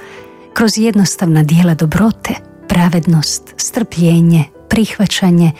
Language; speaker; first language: Croatian; native; Croatian